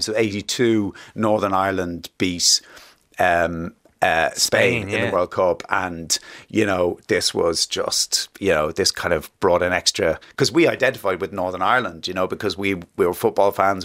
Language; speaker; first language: English; native; English